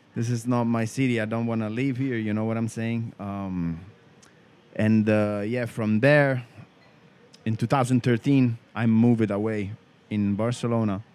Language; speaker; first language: English; non-native, learner; Italian